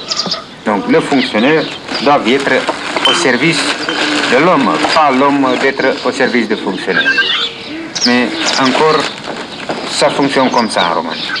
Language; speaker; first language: French; non-native, learner; Romanian